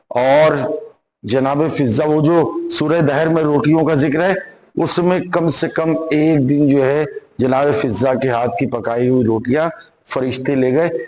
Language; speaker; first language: Urdu; native; Urdu